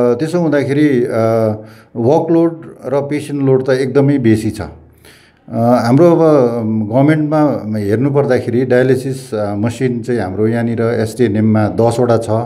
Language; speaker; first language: Nepali; native; Nepali